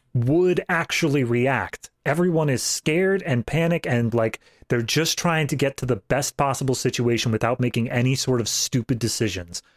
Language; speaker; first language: English; native; English